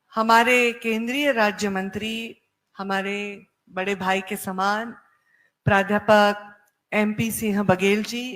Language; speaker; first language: Hindi; non-native, local second language; Marathi